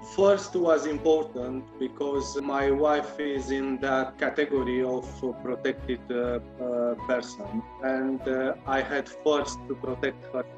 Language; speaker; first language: English; non-native, fluent; Romanian